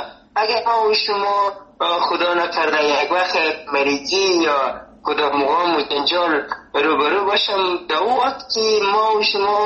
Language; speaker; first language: Persian; native; Persian